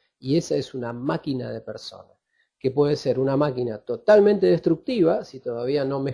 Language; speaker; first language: Spanish; native; Spanish